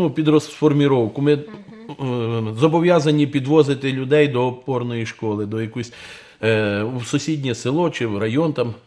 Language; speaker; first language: Ukrainian; native; Ukrainian